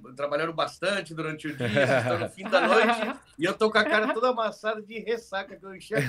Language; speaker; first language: Portuguese; early bilingual, other home language; Spanish